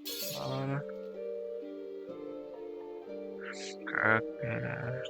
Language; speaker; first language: Spanish; non-native, learner; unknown